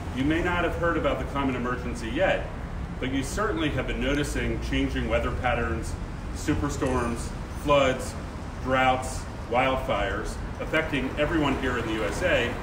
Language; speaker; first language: English; native; English